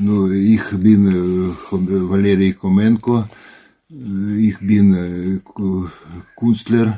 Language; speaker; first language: German; non-native, learner; Russian